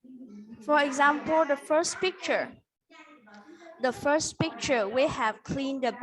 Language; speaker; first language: English; non-native, fluent; Vietnamese